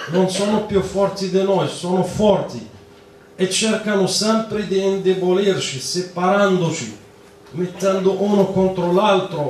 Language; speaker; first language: Italian; non-native, fluent; Arabic